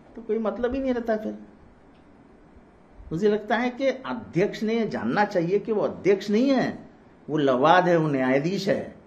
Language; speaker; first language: Hindi; non-native, local second language; Marathi